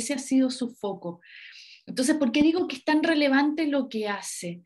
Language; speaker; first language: Spanish; native; Spanish